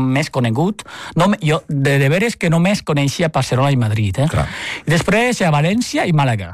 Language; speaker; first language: Catalan; non-native, fluent; Chinese